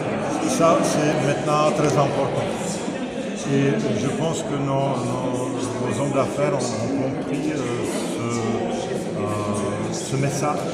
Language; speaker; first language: French; non-native, fluent; Czech